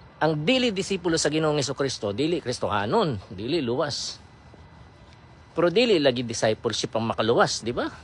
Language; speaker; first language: Cebuano; non-native, local second language; Iloko